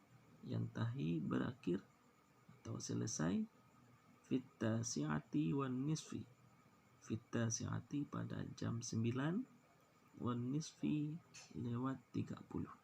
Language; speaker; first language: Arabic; non-native, fluent; Indonesian